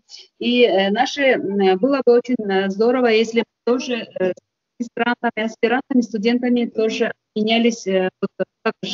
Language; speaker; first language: Russian; non-native, local second language; Kyrgyz